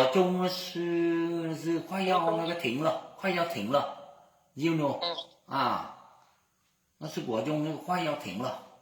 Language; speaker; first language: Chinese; non-native, learner; Vietnamese